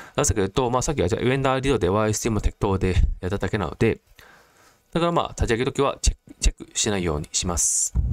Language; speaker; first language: Japanese; non-native, fluent; Cantonese